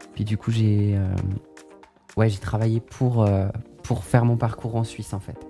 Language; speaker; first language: French; native; French